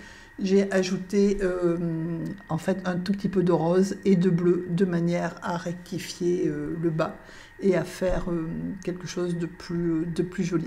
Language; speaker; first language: French; native; French